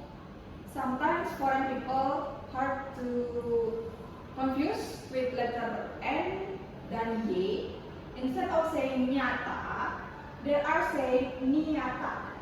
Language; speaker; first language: English; non-native, learner; Indonesian